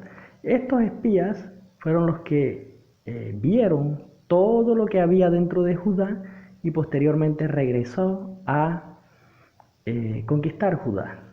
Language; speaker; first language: Spanish; native; Spanish